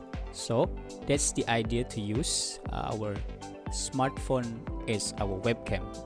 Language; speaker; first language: English; non-native, local second language; Malay